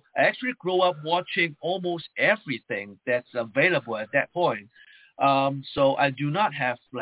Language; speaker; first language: English; non-native, local second language; Chinese